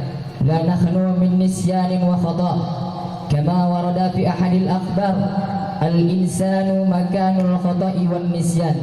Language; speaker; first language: Arabic; non-native, learner; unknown